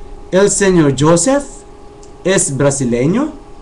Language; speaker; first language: Spanish; non-native, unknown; Chavacano